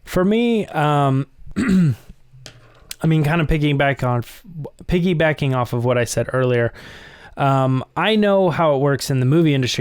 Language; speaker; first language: English; native; English